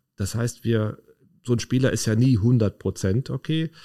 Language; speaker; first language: German; native; German